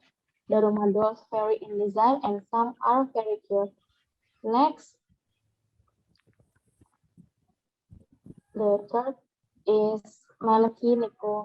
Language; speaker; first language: English; non-native, learner; Indonesian